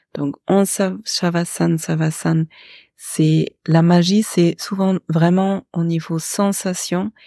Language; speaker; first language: French; non-native, fluent; German